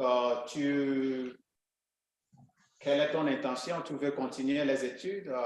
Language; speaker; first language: French; non-native, local second language; Ewe